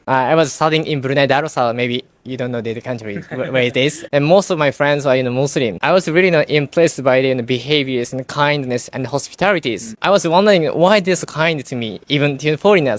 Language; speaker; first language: English; non-native, fluent; Japanese